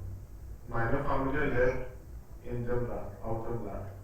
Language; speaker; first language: German; non-native, learner; Hindi